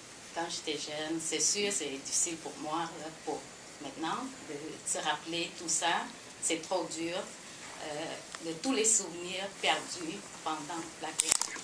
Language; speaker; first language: French; non-native, fluent; Khmer